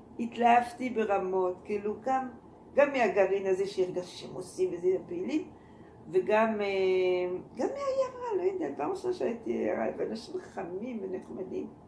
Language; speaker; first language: Hebrew; non-native, fluent; French